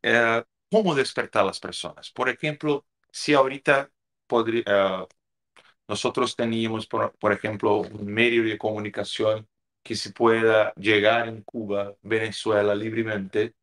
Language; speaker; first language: Spanish; non-native, fluent; Portuguese